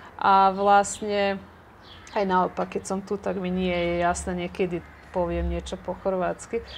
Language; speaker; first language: Slovak; early bilingual, heritage; Croatian